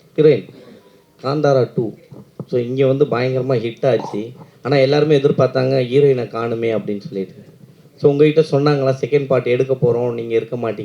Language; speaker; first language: Tamil; native; Tamil